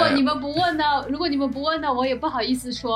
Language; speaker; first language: Chinese; native; Chinese